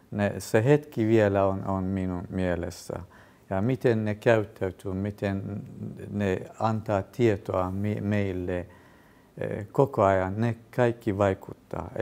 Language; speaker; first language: Finnish; non-native, fluent; Kurdish